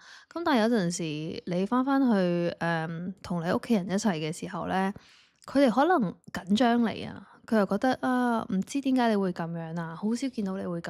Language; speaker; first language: Cantonese; native; Cantonese